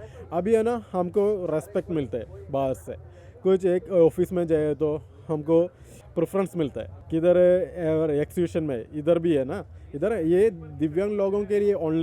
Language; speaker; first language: Hindi; non-native, local second language; Malayalam